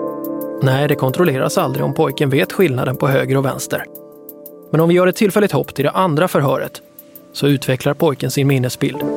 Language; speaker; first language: Swedish; native; Swedish